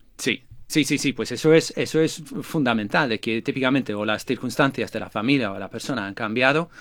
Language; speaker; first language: Spanish; non-native, fluent; English